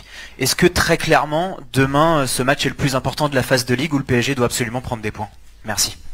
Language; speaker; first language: French; native; French